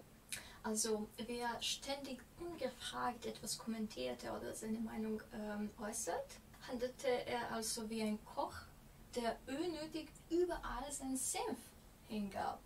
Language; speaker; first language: German; non-native, fluent; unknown